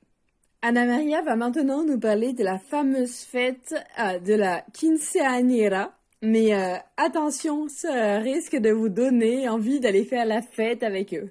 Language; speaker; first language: French; native; French